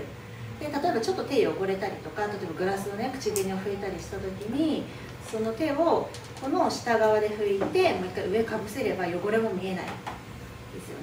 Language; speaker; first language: Japanese; native; Japanese